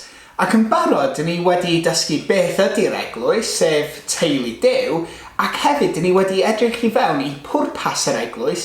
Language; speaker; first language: Welsh; non-native, local second language; English